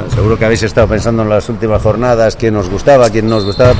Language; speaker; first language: Spanish; native; Spanish